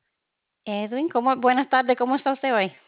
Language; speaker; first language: Spanish; early bilingual, heritage; Spanish